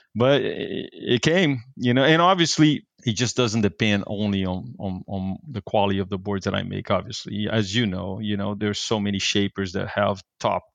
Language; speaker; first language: English; non-native, fluent; Portuguese